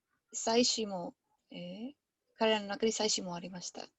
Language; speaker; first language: Japanese; non-native, learner; English